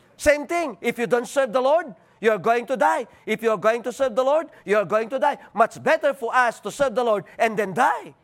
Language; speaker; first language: English; non-native, local second language; Filipino